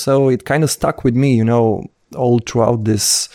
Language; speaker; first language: English; non-native, fluent; Croatian